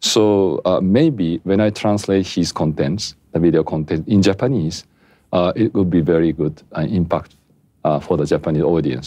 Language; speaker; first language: English; non-native, fluent; Japanese